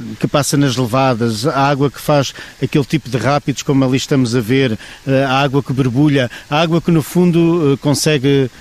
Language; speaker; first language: Portuguese; native; Portuguese